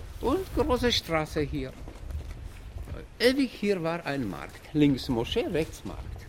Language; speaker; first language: German; non-native, learner; Tajik